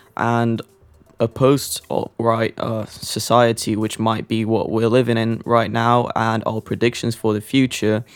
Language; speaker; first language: English; non-native, fluent; Portuguese